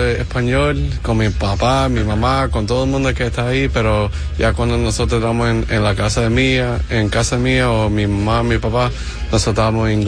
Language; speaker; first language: Spanish; early bilingual, heritage; English